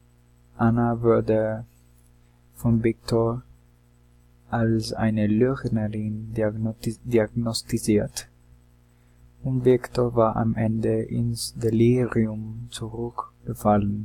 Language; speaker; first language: German; non-native, learner; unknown